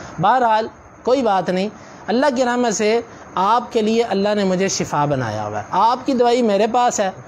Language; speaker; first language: Urdu; non-native, local second language; Punjabi